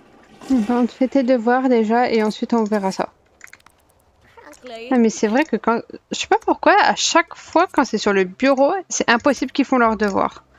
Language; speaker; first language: French; native; French